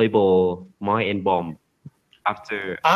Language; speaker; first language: English; non-native, learner; Vietnamese